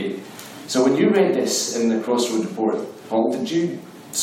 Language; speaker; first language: English; native; English